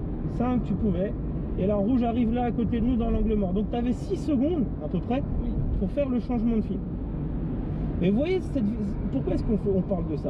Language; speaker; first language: French; native; French